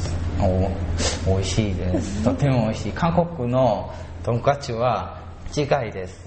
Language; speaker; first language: Japanese; non-native, learner; Korean